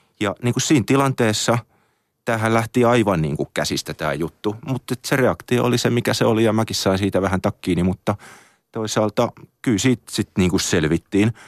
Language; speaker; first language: Finnish; native; Finnish